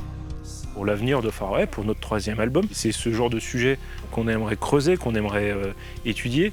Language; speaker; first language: French; native; French